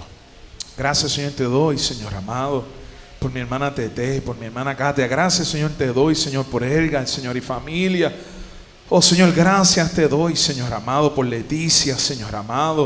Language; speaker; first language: Spanish; native; Spanish